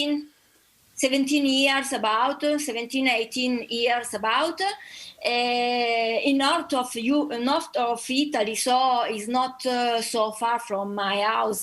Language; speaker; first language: English; non-native, learner; Italian